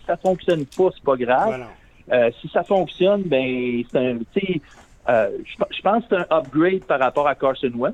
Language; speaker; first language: French; native; French